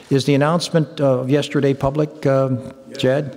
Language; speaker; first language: English; native; English